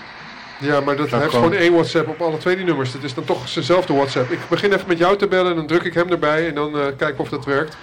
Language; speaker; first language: Dutch; native; Dutch